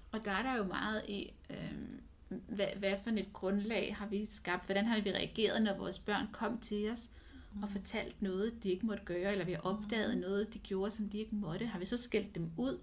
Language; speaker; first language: Danish; non-native, fluent; English